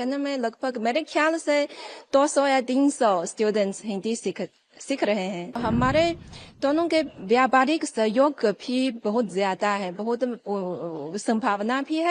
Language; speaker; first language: Hindi; non-native, fluent; Chinese